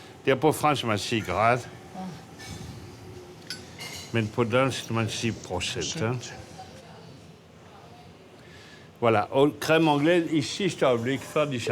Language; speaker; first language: Danish; non-native, fluent; French